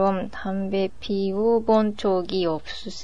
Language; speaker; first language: Korean; non-native, learner; Japanese